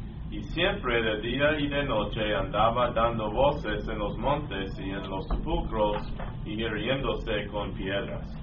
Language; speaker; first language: Spanish; non-native, learner; English